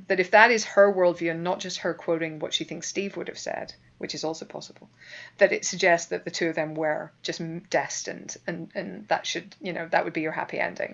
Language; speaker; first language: English; native; English